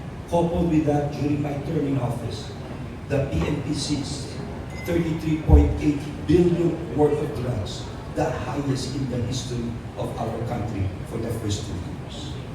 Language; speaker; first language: English; non-native, local second language; Filipino